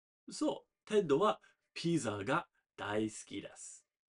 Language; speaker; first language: Japanese; non-native, fluent; English